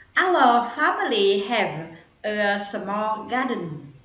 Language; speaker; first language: English; non-native, learner; Vietnamese